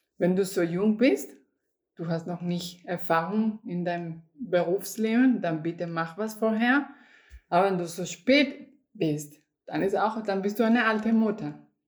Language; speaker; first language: German; non-native, fluent; Spanish